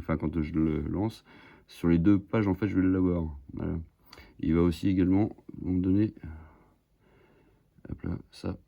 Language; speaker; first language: French; native; French